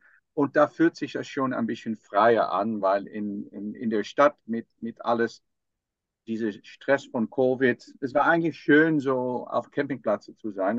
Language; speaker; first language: German; non-native, fluent; Dutch